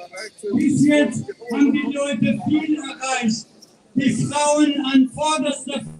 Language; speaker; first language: German; non-native, learner; Central Kurdish